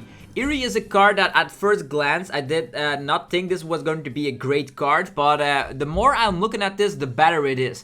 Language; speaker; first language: English; non-native, fluent; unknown